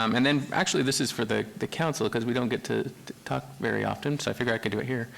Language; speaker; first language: English; native; English